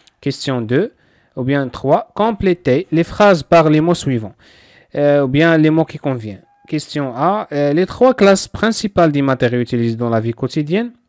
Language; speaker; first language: French; non-native, local second language; Arabic